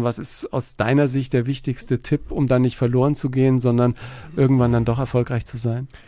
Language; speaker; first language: German; native; German